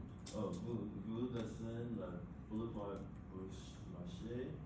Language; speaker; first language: French; non-native, learner; English